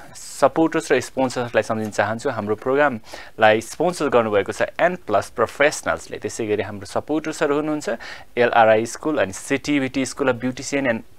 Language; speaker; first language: Nepali; native; Nepali